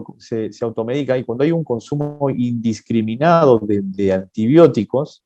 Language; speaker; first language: Spanish; native; Spanish